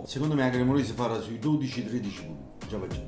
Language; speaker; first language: Italian; native; Italian